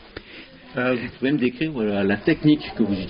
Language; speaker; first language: French; native; French